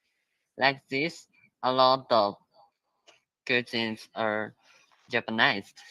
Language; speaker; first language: English; non-native, learner; Japanese